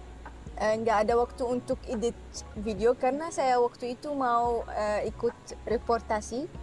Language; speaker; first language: Indonesian; non-native, fluent; Arabic